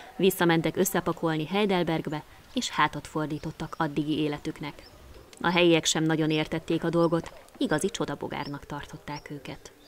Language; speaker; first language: Hungarian; native; Hungarian